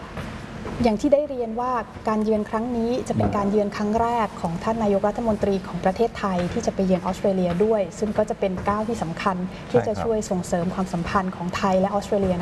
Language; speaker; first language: Thai; native; Thai